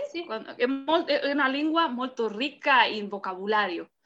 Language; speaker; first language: Italian; non-native, learner; Spanish